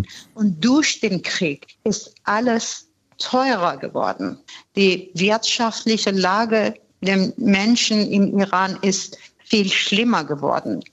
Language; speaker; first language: German; non-native, fluent; Persian